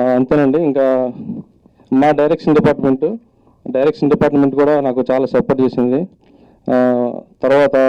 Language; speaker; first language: Telugu; native; Telugu